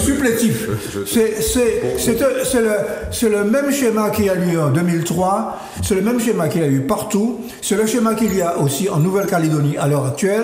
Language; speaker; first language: French; native; French